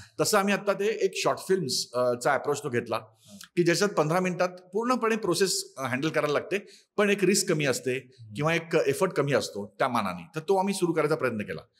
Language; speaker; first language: Marathi; native; Marathi